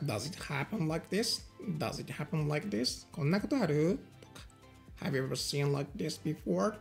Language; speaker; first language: English; non-native, fluent; Japanese